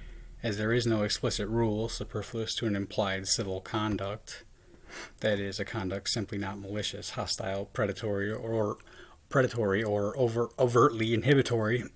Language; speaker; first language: English; native; English